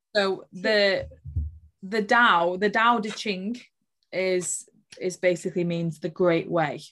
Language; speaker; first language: English; native; English